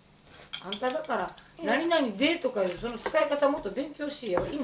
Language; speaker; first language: Japanese; native; Japanese